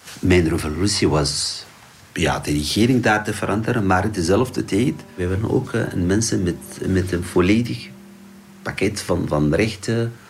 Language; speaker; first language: Dutch; non-native, learner; Arabic